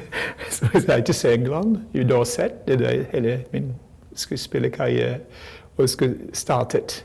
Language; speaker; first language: Norwegian; non-native, fluent; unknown